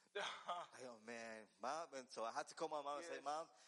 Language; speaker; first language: English; non-native, learner; Spanish